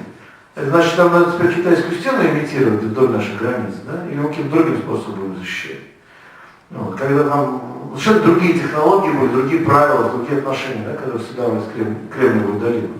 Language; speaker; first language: Russian; native; Russian